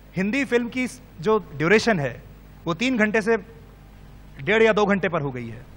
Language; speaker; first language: Hindi; native; Hindi